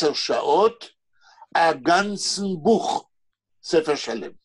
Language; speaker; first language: Hebrew; native; Hebrew